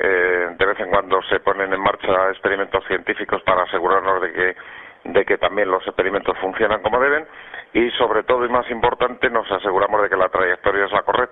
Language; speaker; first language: Spanish; native; Spanish